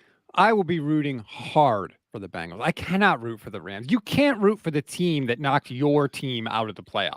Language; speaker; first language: English; native; English